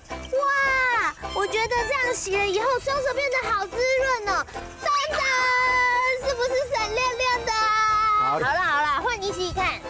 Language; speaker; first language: Chinese; native; Chinese